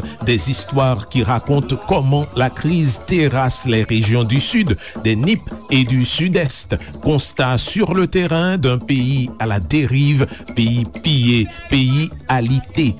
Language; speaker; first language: French; non-native, local second language; Haitian Creole